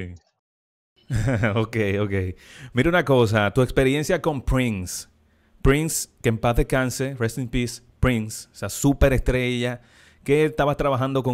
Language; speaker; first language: Spanish; native; Spanish